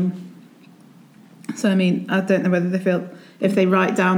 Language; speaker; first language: English; native; English